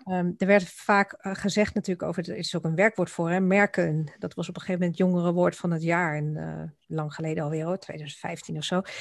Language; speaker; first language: Dutch; native; Dutch